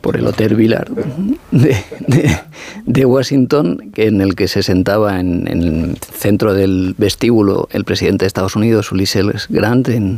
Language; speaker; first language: Spanish; native; Spanish